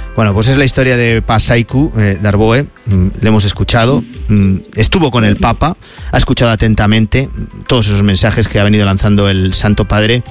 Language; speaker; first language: Spanish; native; Spanish